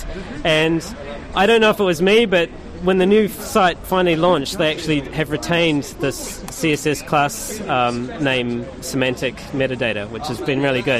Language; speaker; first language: English; native; English